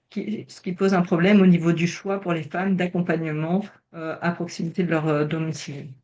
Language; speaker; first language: French; native; French